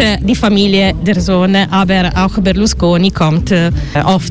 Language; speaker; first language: German; non-native, learner; Italian